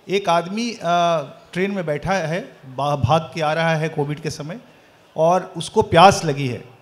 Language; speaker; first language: Hindi; native; Hindi